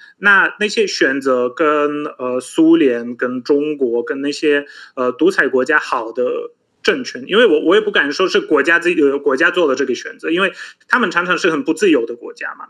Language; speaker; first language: Chinese; non-native, fluent; Polish